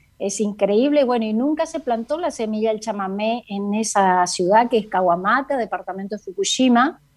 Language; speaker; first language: Spanish; native; Spanish